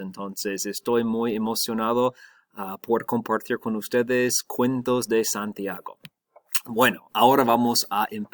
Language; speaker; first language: Spanish; non-native, fluent; English